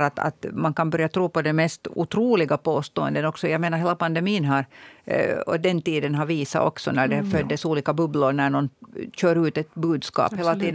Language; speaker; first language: Swedish; native; Swedish